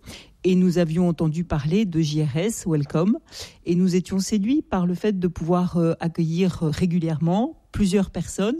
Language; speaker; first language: French; native; French